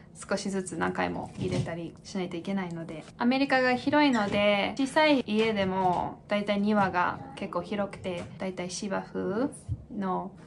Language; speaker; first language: Japanese; non-native, fluent; English